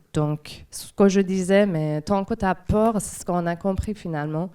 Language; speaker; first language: French; non-native, fluent; Persian